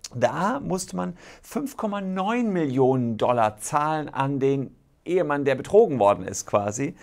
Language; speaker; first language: German; native; German